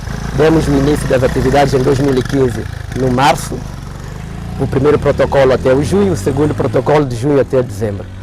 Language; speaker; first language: Portuguese; non-native, fluent; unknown